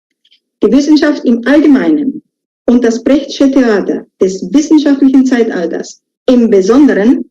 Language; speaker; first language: German; non-native, fluent; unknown